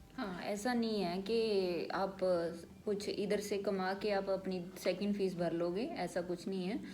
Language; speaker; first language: Hindi; non-native, local second language; Punjabi